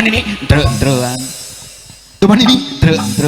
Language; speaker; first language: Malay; non-native, local second language; Sundanese